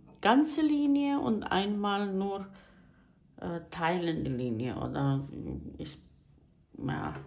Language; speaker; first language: German; non-native, fluent; Croatian